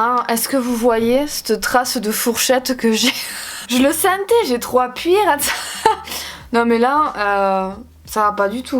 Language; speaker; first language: French; native; French